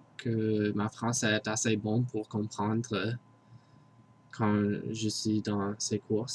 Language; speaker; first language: French; non-native, learner; English